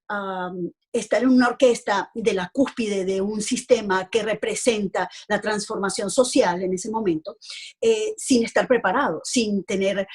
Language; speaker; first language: Spanish; native; Spanish